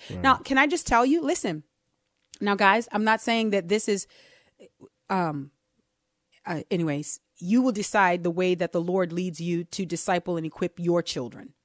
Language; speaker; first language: English; native; English